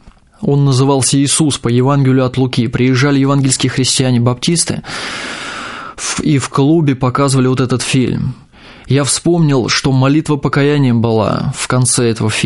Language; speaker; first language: Russian; native; Russian